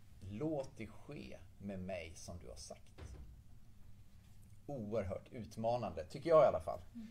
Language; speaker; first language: Swedish; native; Swedish